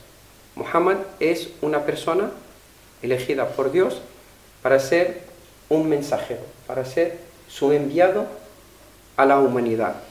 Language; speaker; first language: Spanish; non-native, fluent; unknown